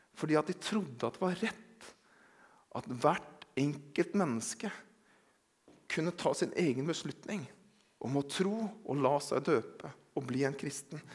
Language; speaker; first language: Norwegian; native; Norwegian